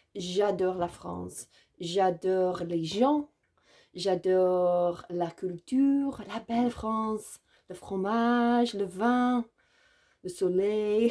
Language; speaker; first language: French; non-native, learner; English